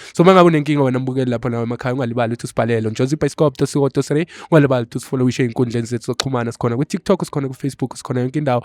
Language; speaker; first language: Zulu; non-native, local second language; Xhosa